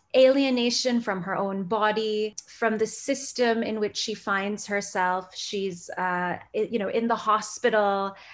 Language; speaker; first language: English; early bilingual, other home language; Gujarati